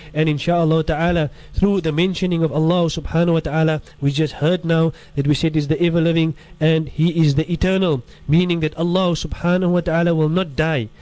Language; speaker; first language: English; native; English